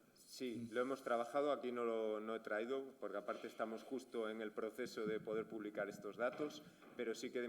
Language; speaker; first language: Spanish; native; Spanish